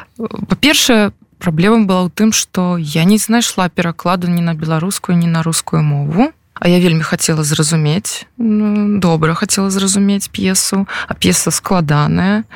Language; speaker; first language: Belarusian; non-native, local second language; Russian